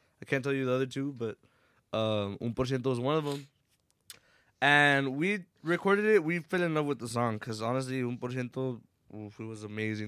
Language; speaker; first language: English; early bilingual, other home language; Spanish